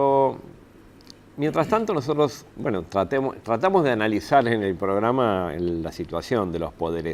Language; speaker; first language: Spanish; native; Spanish